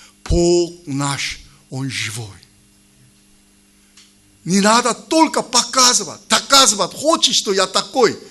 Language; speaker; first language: Russian; non-native, learner; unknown